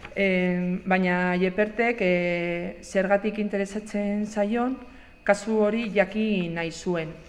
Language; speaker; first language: Basque; non-native, local second language; Spanish